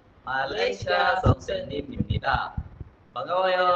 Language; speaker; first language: Korean; non-native, learner; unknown